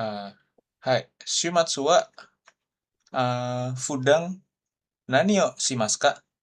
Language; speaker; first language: Japanese; non-native, learner; Indonesian